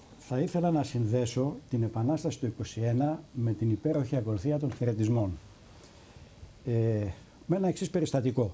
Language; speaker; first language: Greek; native; Greek